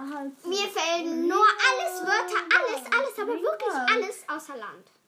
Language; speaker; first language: German; early bilingual, other home language; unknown